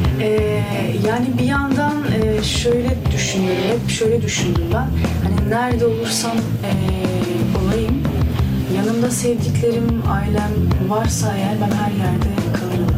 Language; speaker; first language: Turkish; early bilingual, heritage; Turkish